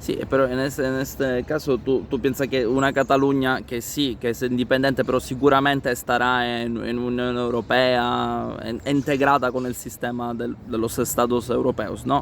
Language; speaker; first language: Spanish; non-native, learner; Italian